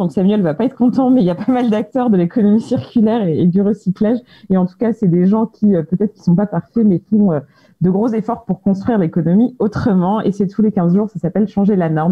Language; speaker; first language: French; native; French